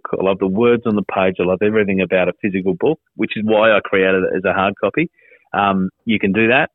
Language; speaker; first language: English; native; English